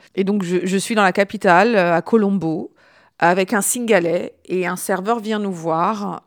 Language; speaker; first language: French; native; French